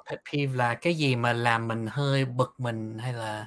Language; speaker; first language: Vietnamese; early bilingual, heritage; Vietnamese